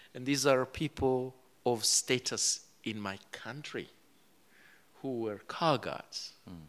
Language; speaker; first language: English; non-native, local second language; Kinyarwanda